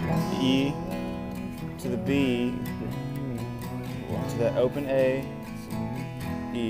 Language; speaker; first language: English; native; English